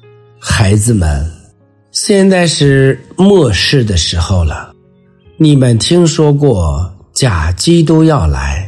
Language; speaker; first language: Chinese; native; Chinese